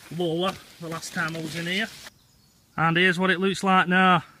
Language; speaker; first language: English; native; English